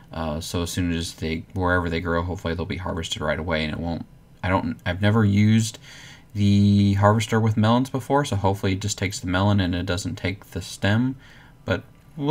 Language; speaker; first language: English; native; English